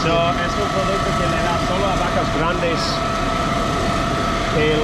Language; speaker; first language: Spanish; non-native, learner; English